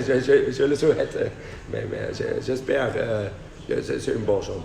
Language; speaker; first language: French; non-native, fluent; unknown